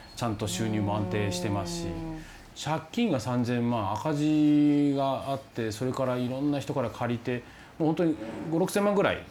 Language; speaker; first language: Japanese; native; Japanese